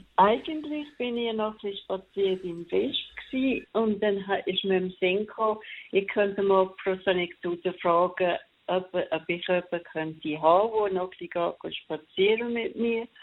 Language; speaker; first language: German; non-native, fluent; English